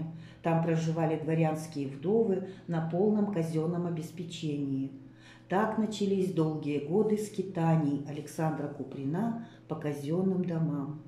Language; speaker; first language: Russian; native; Russian